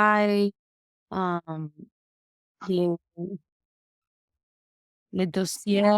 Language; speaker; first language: French; non-native, learner; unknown